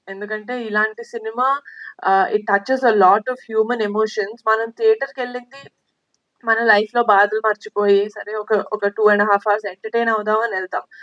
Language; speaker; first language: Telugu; native; Telugu